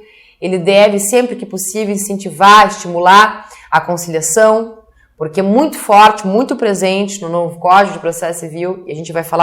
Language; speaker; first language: Portuguese; native; Portuguese